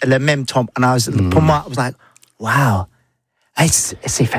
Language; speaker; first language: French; non-native, learner; English